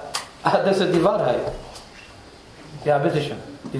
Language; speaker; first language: German; non-native, fluent; Arabic